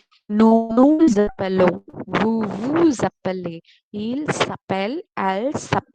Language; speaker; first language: French; non-native, fluent; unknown